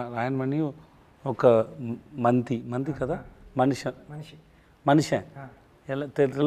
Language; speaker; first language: Telugu; non-native, learner; Tamil